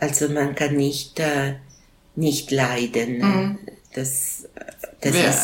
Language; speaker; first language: German; non-native, local second language; Italian